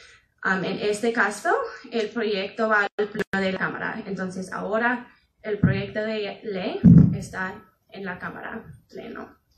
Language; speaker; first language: Spanish; non-native, fluent; English